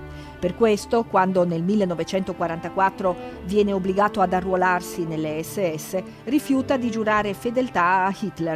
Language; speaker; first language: Italian; native; Italian